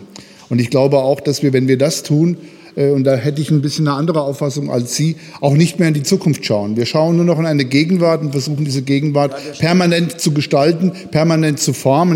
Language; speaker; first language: German; native; German